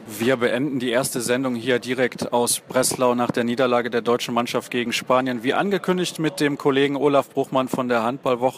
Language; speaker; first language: German; native; German